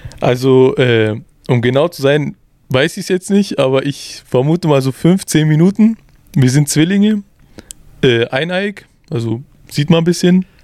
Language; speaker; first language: German; early bilingual, other home language; Kurdish